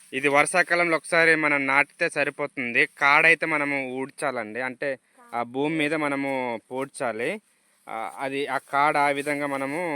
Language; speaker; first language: Telugu; non-native, local second language; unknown